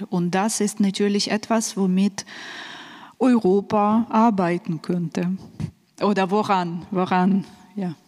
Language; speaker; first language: German; non-native, fluent; Ukrainian